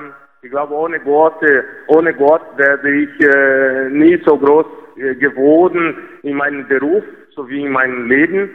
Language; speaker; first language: German; non-native, fluent; Portuguese